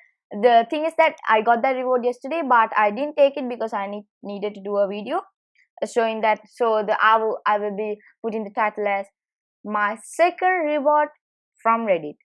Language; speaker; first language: English; non-native, fluent; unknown